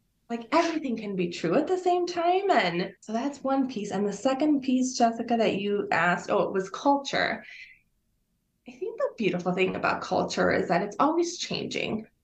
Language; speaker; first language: English; early bilingual, other home language; Spanish